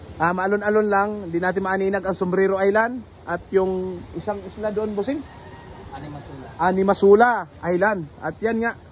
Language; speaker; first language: Filipino; native; Filipino